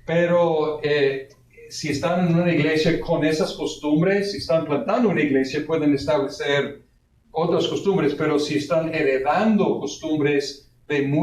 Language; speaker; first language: Spanish; non-native, fluent; English